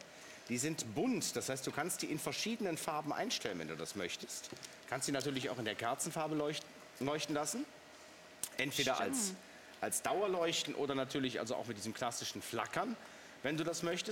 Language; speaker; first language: German; native; German